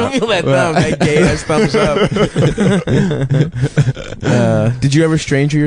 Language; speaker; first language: English; native; English